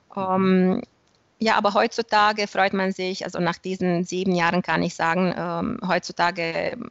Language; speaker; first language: German; non-native, fluent; Romanian